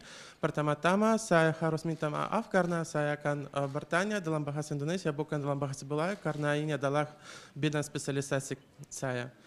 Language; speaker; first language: Indonesian; non-native, fluent; Russian